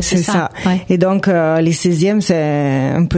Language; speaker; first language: French; non-native, fluent; Italian